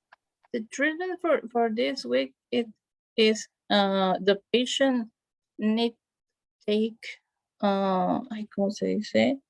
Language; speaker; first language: English; non-native, learner; Spanish